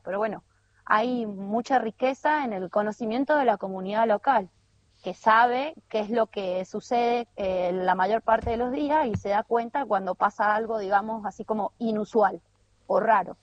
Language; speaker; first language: Spanish; native; Spanish